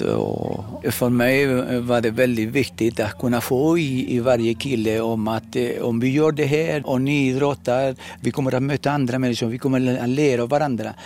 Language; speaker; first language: Swedish; non-native, fluent; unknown